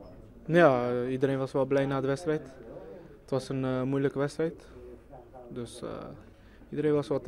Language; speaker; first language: Dutch; native; Dutch